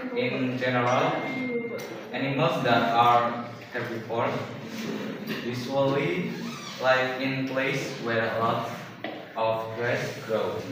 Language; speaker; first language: English; non-native, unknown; Indonesian